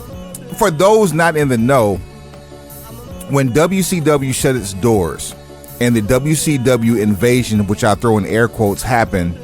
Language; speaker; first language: English; native; English